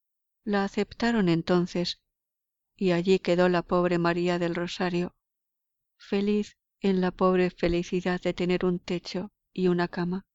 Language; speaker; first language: Spanish; native; Spanish